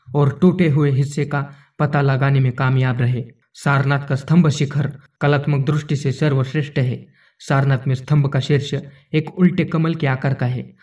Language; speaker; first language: Hindi; non-native, local second language; Marathi